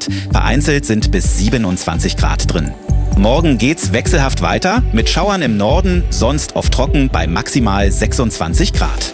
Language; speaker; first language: German; native; German